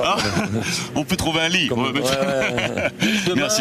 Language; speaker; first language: French; native; French